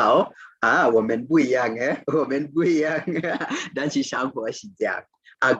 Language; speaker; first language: Chinese; non-native, fluent; Swahili